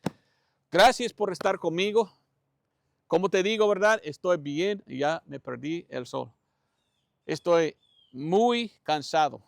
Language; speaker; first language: Spanish; non-native, fluent; English